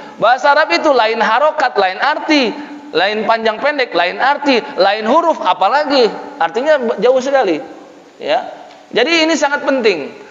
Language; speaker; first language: Indonesian; native; Indonesian